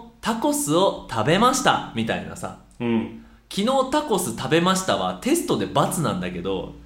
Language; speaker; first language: Japanese; native; Japanese